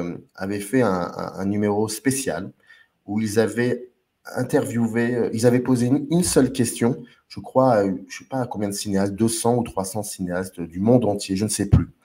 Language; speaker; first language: French; native; French